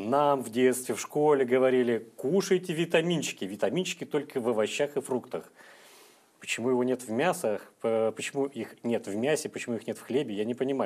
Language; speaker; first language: Russian; native; Russian